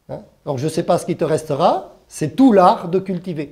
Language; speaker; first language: French; early bilingual, other home language; German